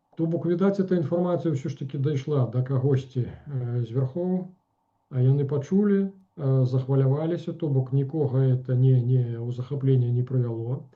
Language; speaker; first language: Belarusian; non-native, local second language; Russian